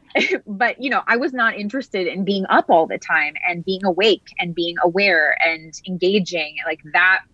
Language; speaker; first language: English; native; English